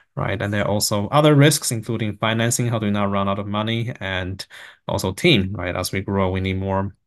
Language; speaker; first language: English; non-native, fluent; Chinese